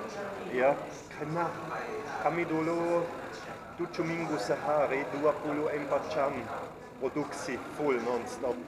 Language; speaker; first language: Indonesian; non-native, fluent; German